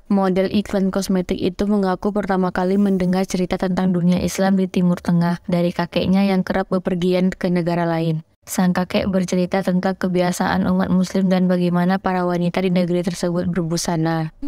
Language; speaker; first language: Indonesian; native; Indonesian